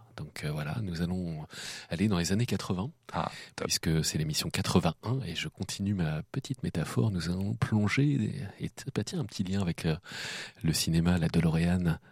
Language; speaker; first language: French; native; French